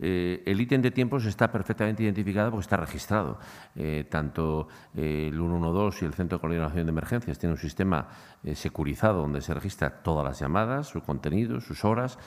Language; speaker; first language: Spanish; native; Spanish